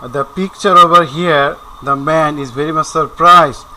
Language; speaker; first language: English; non-native, local second language; Bangla